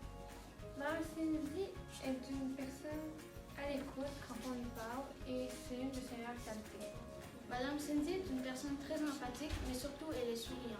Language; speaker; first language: French; native; French